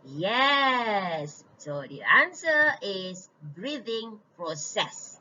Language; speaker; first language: English; non-native, local second language; Malay